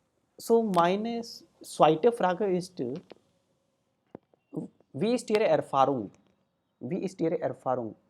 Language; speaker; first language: German; non-native, fluent; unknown